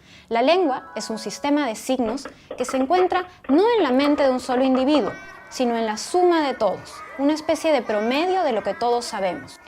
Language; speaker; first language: Spanish; native; Spanish